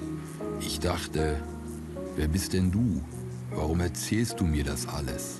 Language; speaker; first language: German; native; German